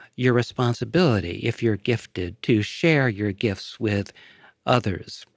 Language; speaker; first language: English; native; English